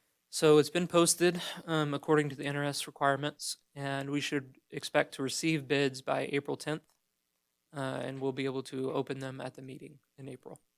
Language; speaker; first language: English; native; English